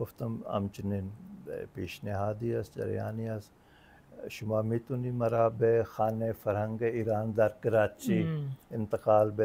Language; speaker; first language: Persian; non-native, fluent; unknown